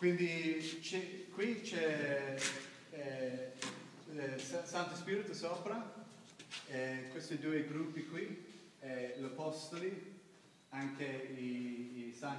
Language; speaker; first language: Italian; non-native, learner; English